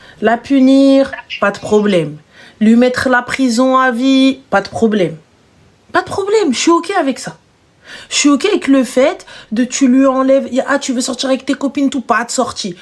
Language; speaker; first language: French; native; French